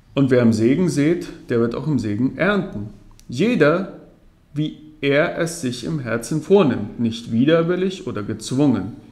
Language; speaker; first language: German; early bilingual, heritage; German